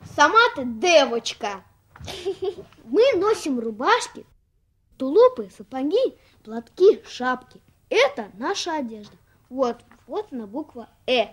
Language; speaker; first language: Russian; native; Russian